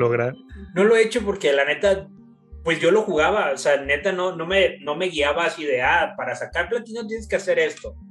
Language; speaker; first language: Spanish; native; Spanish